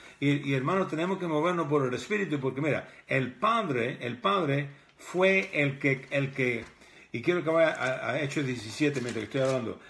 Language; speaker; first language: Spanish; early bilingual, heritage; Spanish